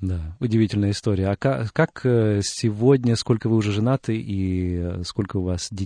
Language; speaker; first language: Russian; native; Russian